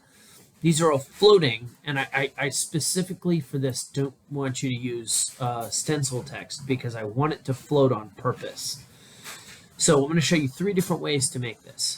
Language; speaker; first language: English; native; English